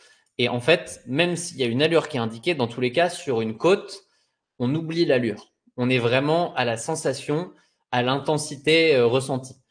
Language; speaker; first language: French; native; French